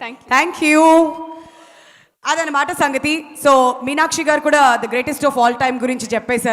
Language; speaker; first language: Telugu; native; Telugu